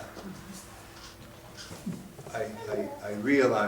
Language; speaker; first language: English; non-native, learner; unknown